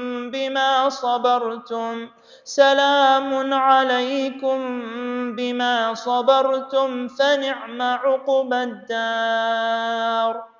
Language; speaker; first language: Arabic; non-native, fluent; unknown